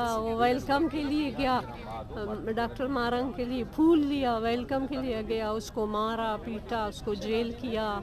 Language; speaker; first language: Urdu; non-native, local second language; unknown